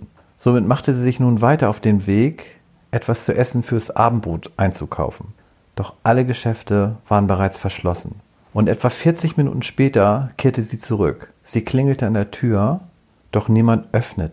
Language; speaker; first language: German; native; German